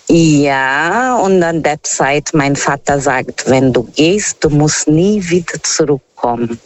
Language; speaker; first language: German; non-native, fluent; Portuguese